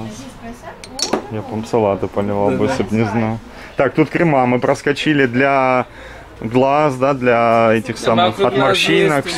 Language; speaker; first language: Russian; native; Russian